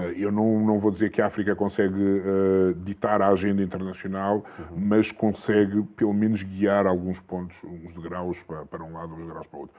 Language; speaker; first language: Portuguese; early bilingual, other home language; Kabuverdianu